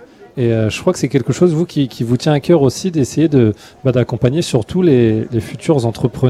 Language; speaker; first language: French; native; French